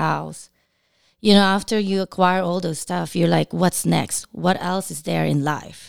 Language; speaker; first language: English; non-native, local second language; Filipino